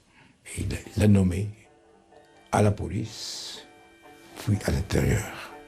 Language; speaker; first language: French; non-native, local second language; Arabic